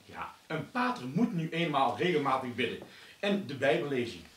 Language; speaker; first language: Dutch; native; Dutch